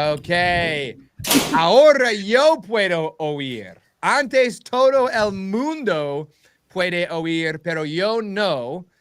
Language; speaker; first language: Spanish; non-native, learner; English